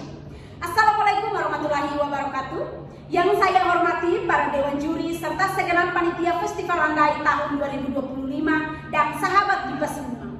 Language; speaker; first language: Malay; non-native, learner; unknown